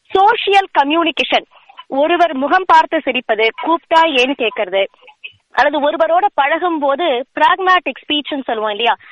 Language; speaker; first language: Tamil; native; Tamil